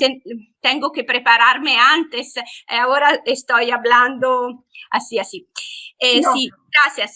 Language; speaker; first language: Spanish; non-native, fluent; Italian